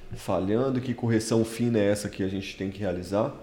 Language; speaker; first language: Portuguese; native; Portuguese